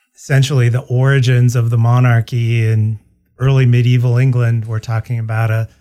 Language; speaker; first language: English; native; English